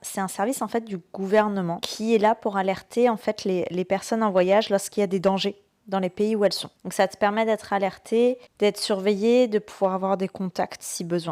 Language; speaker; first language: French; native; French